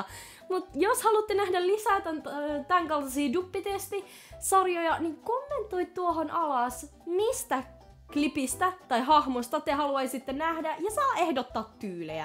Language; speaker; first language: Finnish; native; Finnish